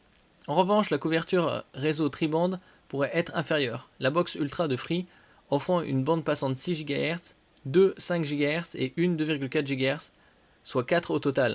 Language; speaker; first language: French; native; French